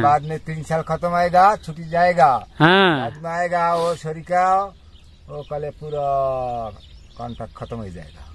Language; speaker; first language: Hindi; non-native, learner; Bangla